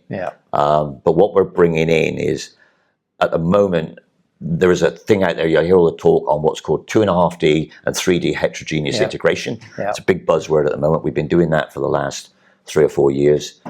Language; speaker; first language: English; native; English